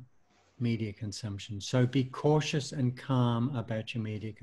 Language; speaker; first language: English; native; English